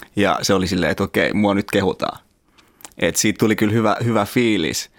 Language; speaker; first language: Finnish; early bilingual, other home language; Persian